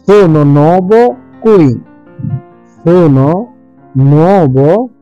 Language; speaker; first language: Italian; non-native, learner; Bangla